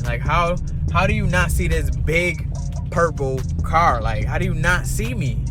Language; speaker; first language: English; native; English